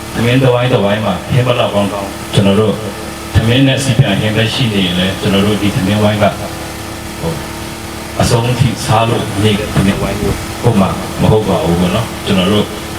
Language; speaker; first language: Burmese; non-native, local second language; Pa'o Karen